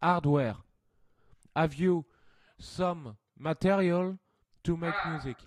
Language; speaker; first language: English; non-native, learner; French